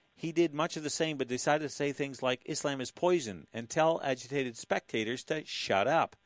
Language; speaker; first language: English; native; English